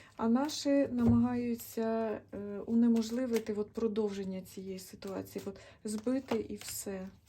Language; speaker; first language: Ukrainian; non-native, local second language; Russian